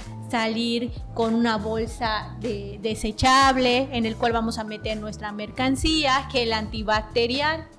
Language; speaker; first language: Spanish; native; Spanish